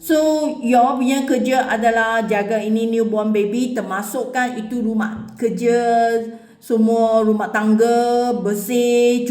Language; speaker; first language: Indonesian; non-native, learner; Filipino